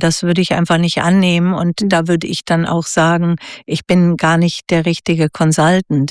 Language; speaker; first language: German; native; German